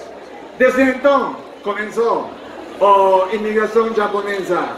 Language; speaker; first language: Portuguese; non-native, fluent; Japanese